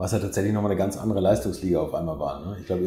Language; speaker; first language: German; native; German